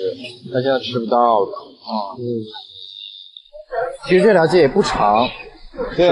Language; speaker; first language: Chinese; native; Chinese